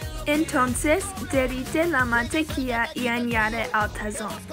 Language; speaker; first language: Spanish; non-native, learner; English